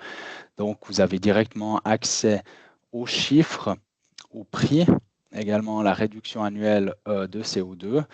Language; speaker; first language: French; native; French